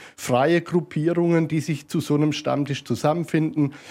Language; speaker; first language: German; native; German